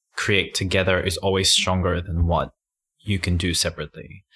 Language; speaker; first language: English; native; English